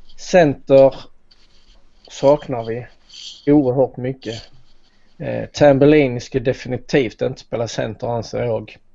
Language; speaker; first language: Swedish; native; Swedish